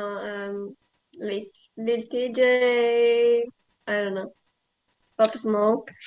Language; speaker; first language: English; non-native, learner; Italian